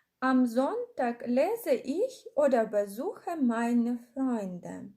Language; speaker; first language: German; non-native, fluent; Ukrainian